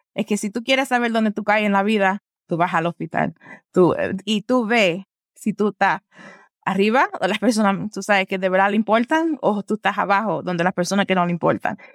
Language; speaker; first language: Spanish; early bilingual, heritage; Spanish